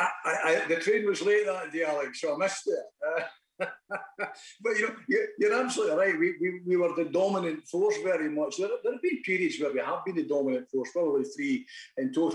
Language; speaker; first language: English; native; English